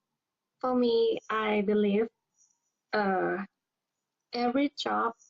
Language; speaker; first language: English; non-native, learner; Thai